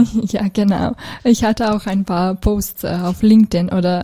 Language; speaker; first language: German; non-native, fluent; Serbian